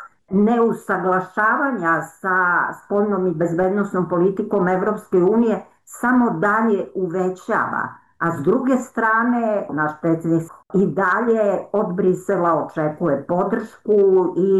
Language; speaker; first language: Serbian; native; Serbian